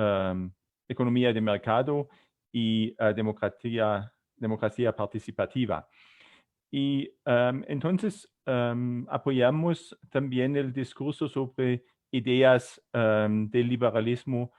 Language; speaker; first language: Spanish; non-native, fluent; German